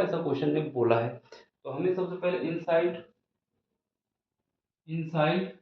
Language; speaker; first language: Hindi; native; Hindi